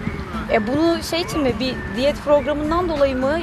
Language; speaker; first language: Turkish; native; Turkish